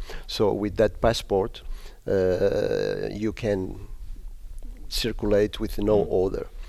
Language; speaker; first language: English; non-native, learner; Spanish